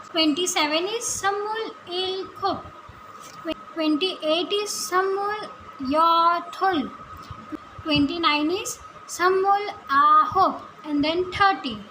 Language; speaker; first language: Hindi; native; Hindi